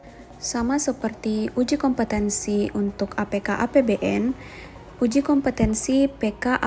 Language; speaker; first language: Indonesian; native; Indonesian